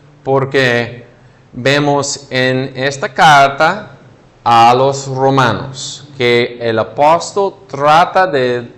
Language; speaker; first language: Spanish; non-native, fluent; English